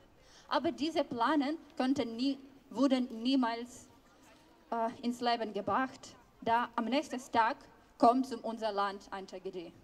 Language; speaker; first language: German; non-native, learner; Ukrainian